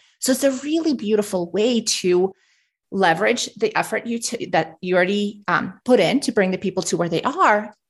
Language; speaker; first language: English; early bilingual, other home language; Russian